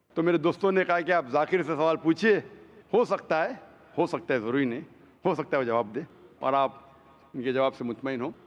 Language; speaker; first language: Hindi; non-native, local second language; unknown